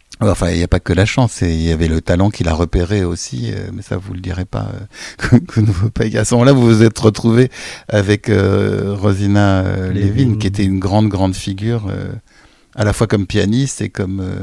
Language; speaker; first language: French; native; French